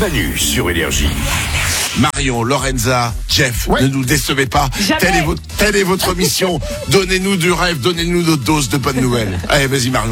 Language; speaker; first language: French; native; French